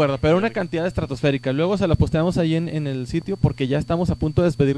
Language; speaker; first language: Spanish; native; Spanish